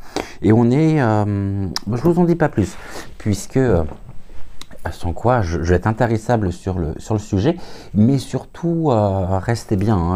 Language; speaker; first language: French; native; French